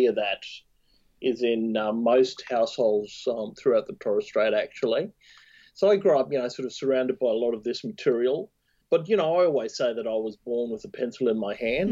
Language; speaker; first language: English; native; English